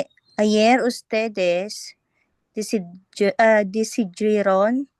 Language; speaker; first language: Spanish; non-native, learner; Filipino